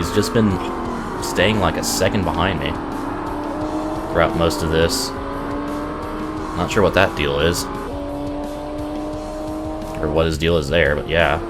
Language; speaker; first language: English; native; English